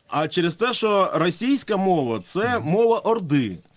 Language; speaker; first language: Ukrainian; native; Ukrainian